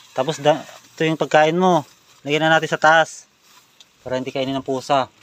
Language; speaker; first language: Filipino; native; Filipino